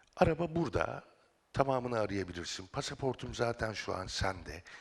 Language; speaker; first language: Turkish; native; Turkish